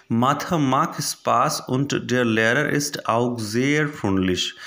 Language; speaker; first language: German; non-native, learner; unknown